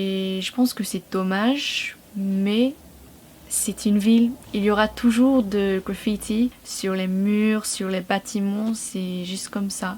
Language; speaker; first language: French; non-native, fluent; English